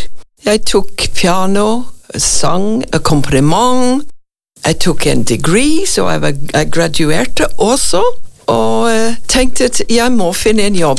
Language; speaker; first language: Norwegian; non-native, fluent; English